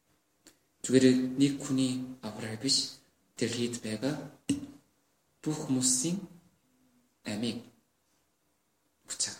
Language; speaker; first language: Mongolian; non-native, learner; Korean